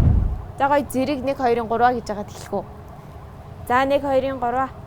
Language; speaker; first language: Mongolian; native; Mongolian